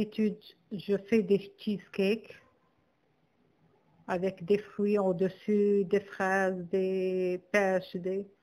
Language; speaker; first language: French; non-native, local second language; Arabic